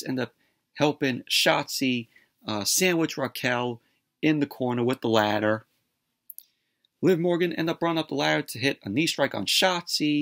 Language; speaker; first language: English; native; English